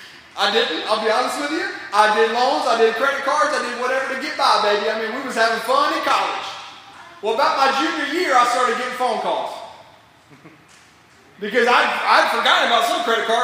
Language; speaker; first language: English; native; English